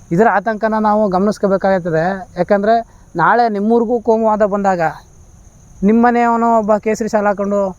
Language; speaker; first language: Kannada; native; Kannada